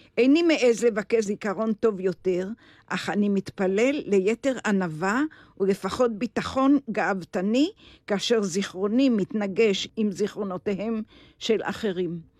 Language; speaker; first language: Hebrew; native; Hebrew